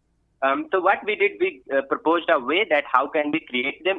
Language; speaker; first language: English; non-native, local second language; Hindi